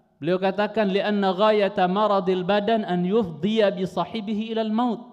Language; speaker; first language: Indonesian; non-native, local second language; Sundanese